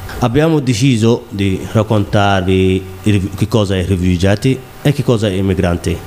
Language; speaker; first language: Italian; non-native, learner; Somali